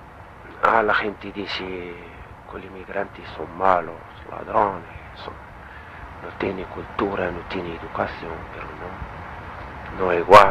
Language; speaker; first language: Spanish; non-native, learner; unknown